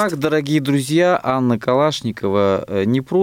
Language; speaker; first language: Russian; native; Russian